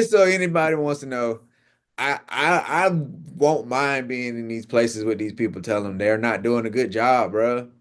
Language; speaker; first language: English; native; English